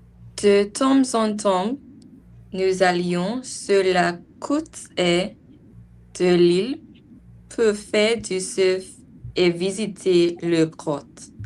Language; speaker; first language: French; non-native, learner; English